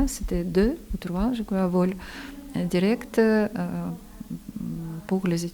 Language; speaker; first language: French; non-native, fluent; Ukrainian